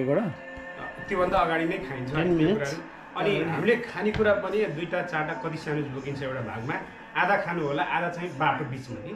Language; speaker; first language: Nepali; native; Nepali